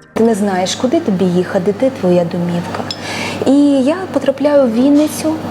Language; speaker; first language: Ukrainian; native; Ukrainian